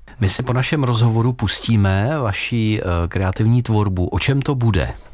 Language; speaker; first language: Czech; native; Czech